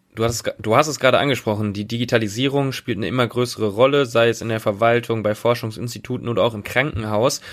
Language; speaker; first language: German; native; German